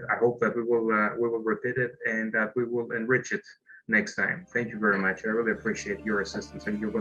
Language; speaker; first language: English; non-native, fluent; Greek